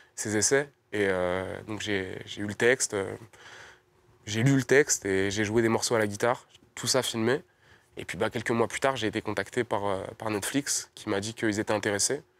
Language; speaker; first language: French; native; French